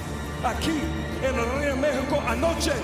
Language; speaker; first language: Spanish; non-native, learner; English